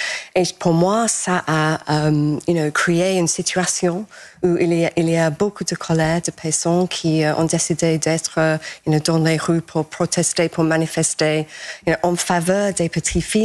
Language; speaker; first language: French; non-native, fluent; English